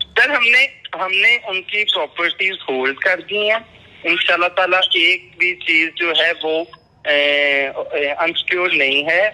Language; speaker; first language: Urdu; non-native, local second language; Punjabi